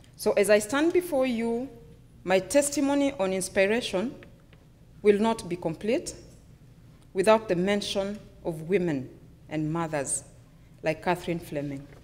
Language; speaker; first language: English; non-native, local second language; Luyia